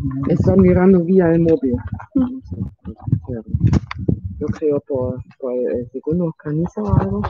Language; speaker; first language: Spanish; non-native, learner; German